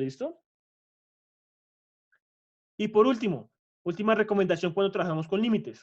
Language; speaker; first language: Spanish; native; Spanish